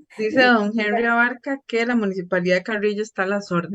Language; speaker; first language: Spanish; native; Spanish